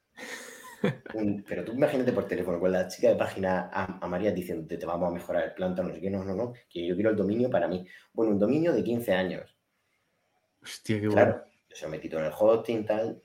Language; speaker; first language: Spanish; native; Spanish